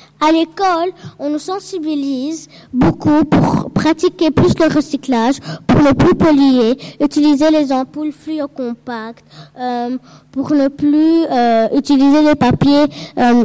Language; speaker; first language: French; non-native, local second language; Arabic